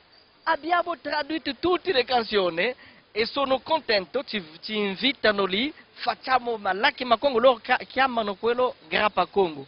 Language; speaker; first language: Italian; non-native, fluent; Kongo